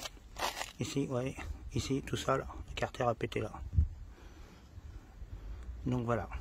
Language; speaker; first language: French; native; French